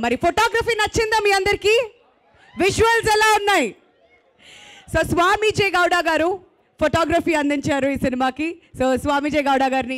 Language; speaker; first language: Telugu; native; Telugu